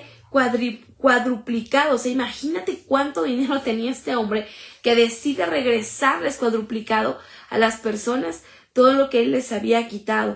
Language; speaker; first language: Spanish; native; Spanish